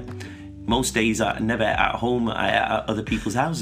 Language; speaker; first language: English; native; English